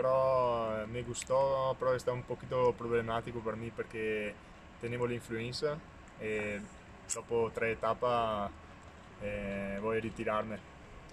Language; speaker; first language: Spanish; non-native, learner; Italian